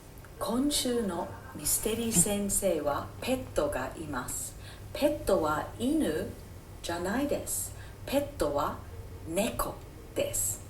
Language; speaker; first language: Japanese; non-native, fluent; English